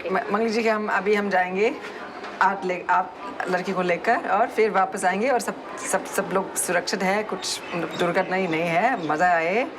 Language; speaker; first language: Hindi; non-native, learner; English